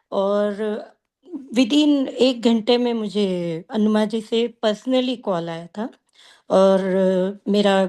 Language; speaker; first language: Hindi; non-native, local second language; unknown